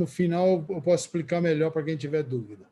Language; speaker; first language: Portuguese; native; Portuguese